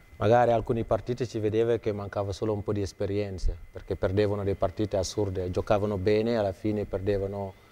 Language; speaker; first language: Italian; non-native, fluent; Wolof